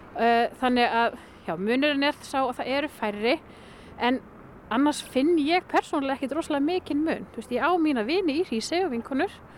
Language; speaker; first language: Icelandic; native; Icelandic